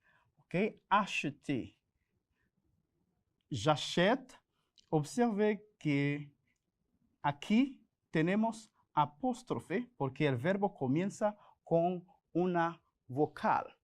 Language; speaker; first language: Spanish; non-native, fluent; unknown